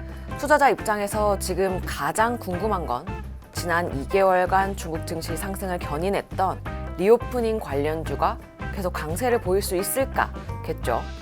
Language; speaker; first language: Korean; native; Korean